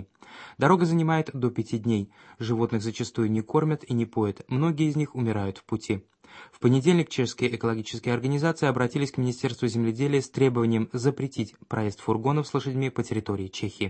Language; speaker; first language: Russian; native; Russian